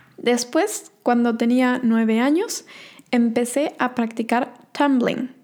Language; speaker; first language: Spanish; native; Spanish